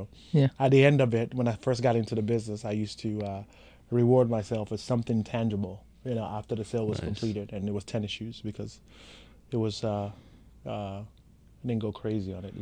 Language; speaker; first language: English; non-native, local second language; Yoruba